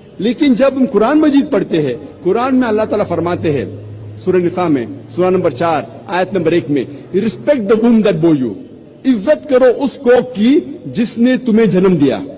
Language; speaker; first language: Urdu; non-native, local second language; Konkani